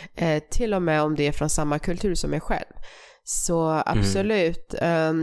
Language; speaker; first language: Swedish; early bilingual, other home language; Persian